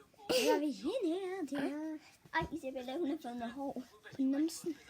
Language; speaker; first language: Danish; early bilingual, other home language; Vietnamese